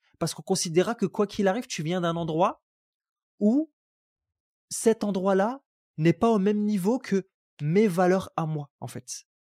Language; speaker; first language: French; non-native, local second language; Arabic